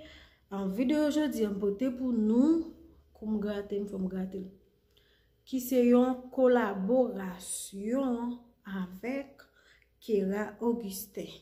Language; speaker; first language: French; non-native, learner; Haitian Creole